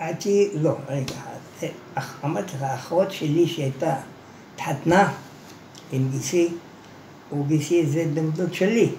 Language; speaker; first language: Hebrew; non-native, fluent; Arabic